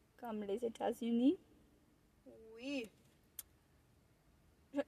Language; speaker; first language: French; non-native, learner; English